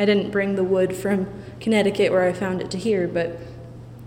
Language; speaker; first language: English; native; English